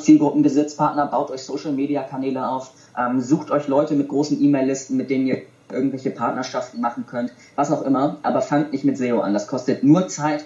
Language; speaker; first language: German; native; German